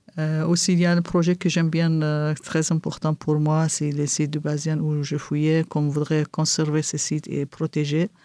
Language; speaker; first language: French; non-native, fluent; Kurdish